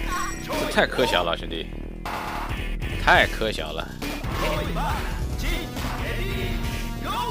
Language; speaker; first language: Chinese; native; Chinese